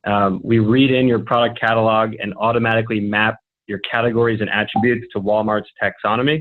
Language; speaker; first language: English; native; English